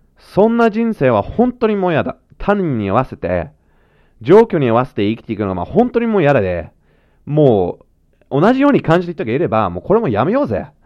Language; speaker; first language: Japanese; non-native, fluent; English